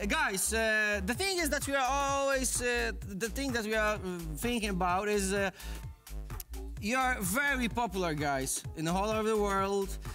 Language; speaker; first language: English; non-native, learner; Polish